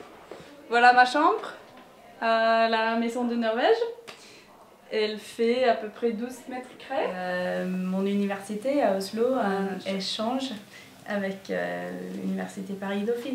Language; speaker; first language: French; non-native, fluent; Norwegian